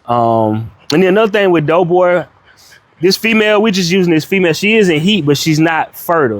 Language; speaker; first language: English; native; English